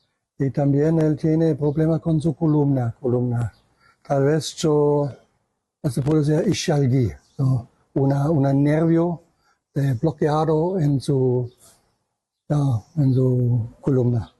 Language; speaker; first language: Spanish; non-native, learner; German